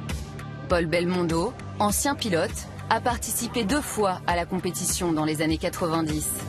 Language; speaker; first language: French; native; French